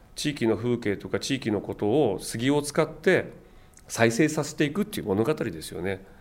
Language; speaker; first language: Japanese; native; Japanese